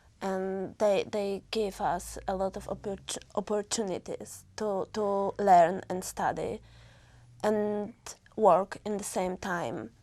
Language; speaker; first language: English; non-native, learner; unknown